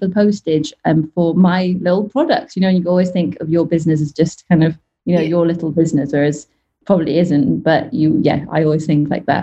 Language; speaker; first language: English; native; English